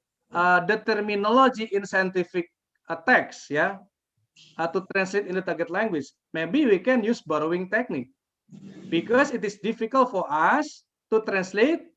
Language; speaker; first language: English; non-native, fluent; Indonesian